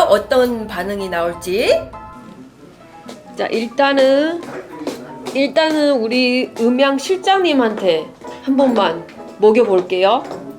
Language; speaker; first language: Korean; non-native, fluent; Chinese